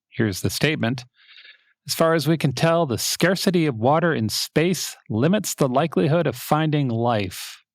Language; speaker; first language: English; native; English